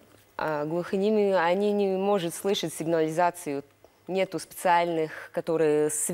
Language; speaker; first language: Russian; non-native, local second language; Latvian